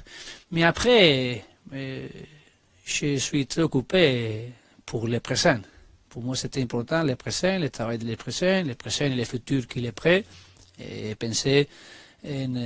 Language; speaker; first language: French; non-native, learner; Spanish